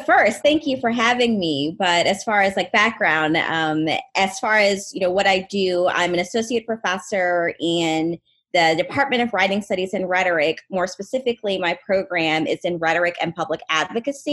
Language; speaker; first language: English; native; English